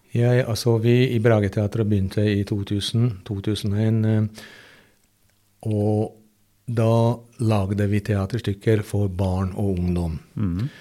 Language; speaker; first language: Norwegian; non-native, fluent; Hungarian